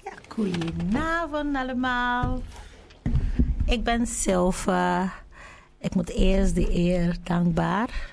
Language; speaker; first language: Dutch; non-native, learner; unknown